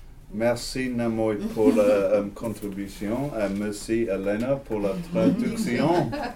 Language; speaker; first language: French; non-native, learner; English